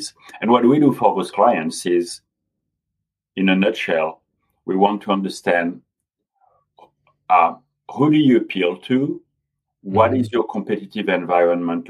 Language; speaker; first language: English; non-native, fluent; French